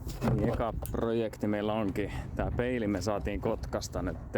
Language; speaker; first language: Finnish; native; Finnish